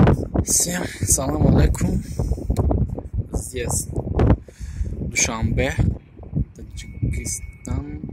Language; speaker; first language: Russian; non-native, fluent; Tajik